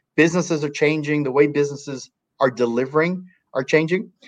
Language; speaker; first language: English; native; English